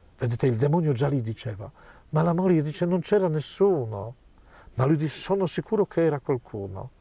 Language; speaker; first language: Italian; non-native, fluent; Polish